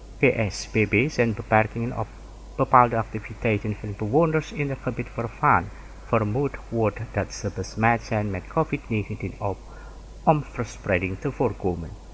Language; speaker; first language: Dutch; non-native, fluent; Indonesian